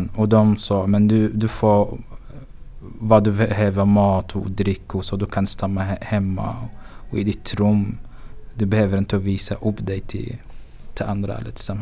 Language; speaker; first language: Swedish; non-native, fluent; Arabic